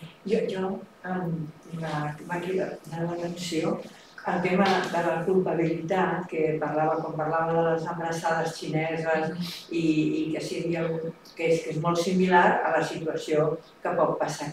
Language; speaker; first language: Catalan; non-native, fluent; Chinese